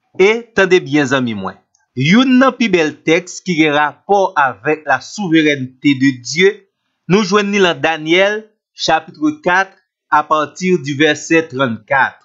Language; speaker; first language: French; non-native, local second language; Haitian Creole